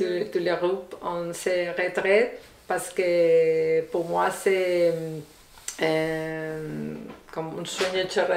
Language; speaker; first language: French; non-native, learner; Spanish